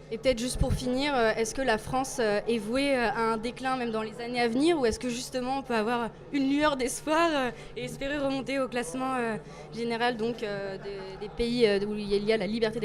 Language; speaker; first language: French; native; French